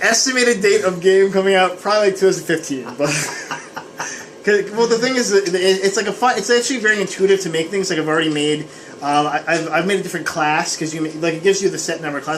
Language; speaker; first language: English; native; English